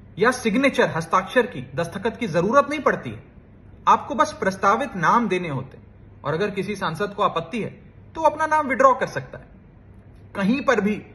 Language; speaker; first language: Hindi; native; Hindi